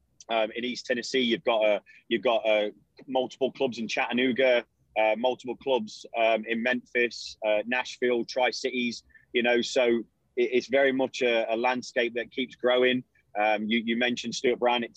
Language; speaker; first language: English; native; English